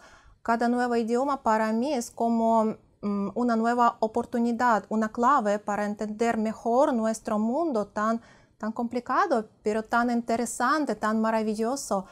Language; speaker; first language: Spanish; non-native, fluent; Russian